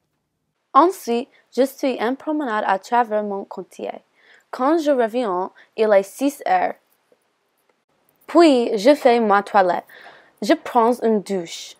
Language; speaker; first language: French; non-native, learner; English